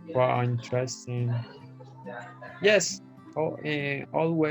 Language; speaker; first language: English; non-native, fluent; Spanish